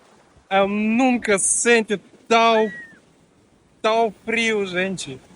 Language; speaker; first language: Portuguese; non-native, learner; Russian